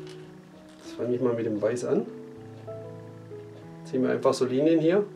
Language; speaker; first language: German; native; German